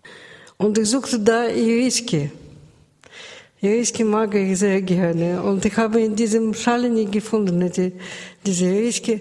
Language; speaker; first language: German; non-native, learner; Russian